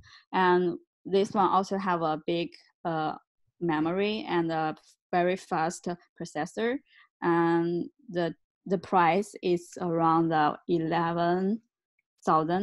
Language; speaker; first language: English; non-native, learner; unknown